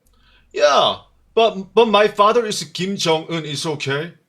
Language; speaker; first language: English; non-native, learner; Korean